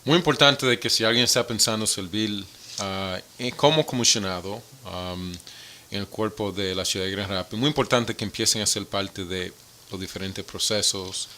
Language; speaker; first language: Spanish; early bilingual, other home language; English